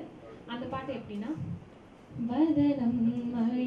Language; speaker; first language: Tamil; native; Tamil